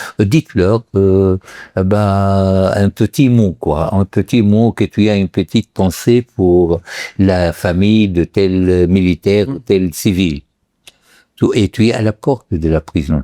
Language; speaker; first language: French; non-native, local second language; Arabic